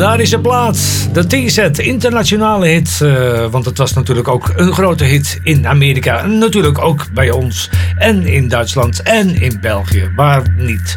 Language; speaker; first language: Dutch; native; Dutch